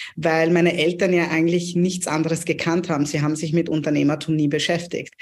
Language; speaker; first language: German; non-native, fluent; Urdu